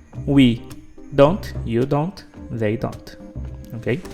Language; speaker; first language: English; non-native, fluent; Portuguese